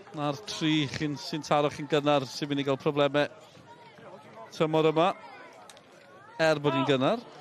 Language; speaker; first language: Welsh; native; Welsh